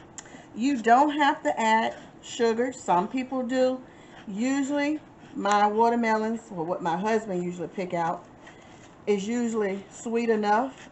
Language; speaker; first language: English; native; English